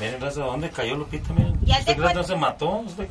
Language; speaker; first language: Spanish; native; Spanish